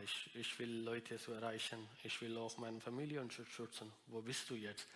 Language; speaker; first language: German; non-native, learner; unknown